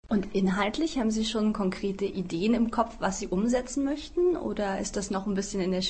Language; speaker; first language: German; native; German